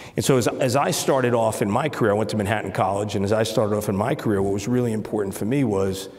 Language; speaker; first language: English; native; English